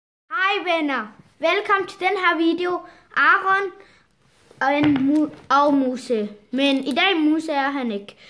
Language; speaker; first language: Danish; early bilingual, other home language; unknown